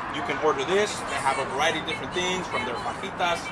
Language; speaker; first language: English; early bilingual, other home language; Spanish